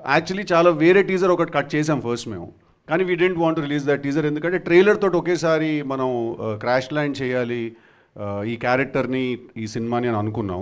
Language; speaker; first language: Telugu; native; Telugu